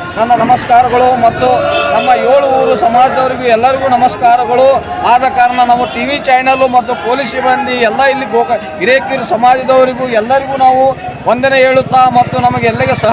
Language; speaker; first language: Kannada; native; Kannada